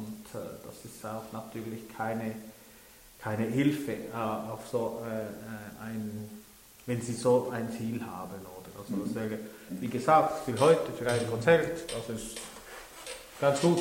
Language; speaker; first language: German; non-native, local second language; French